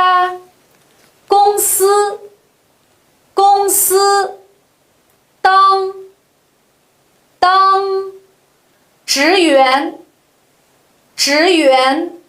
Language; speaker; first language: Chinese; non-native, local second language; Uyghur